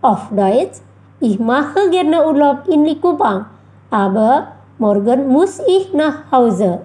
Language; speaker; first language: German; non-native, fluent; Indonesian